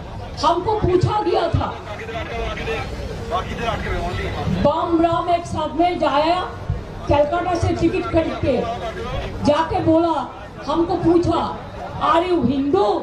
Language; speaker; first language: Hindi; non-native, local second language; Bangla